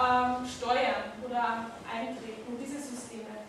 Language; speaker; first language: German; native; German